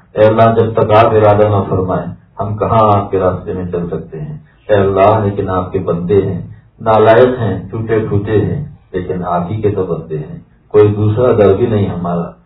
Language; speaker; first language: Urdu; native; Urdu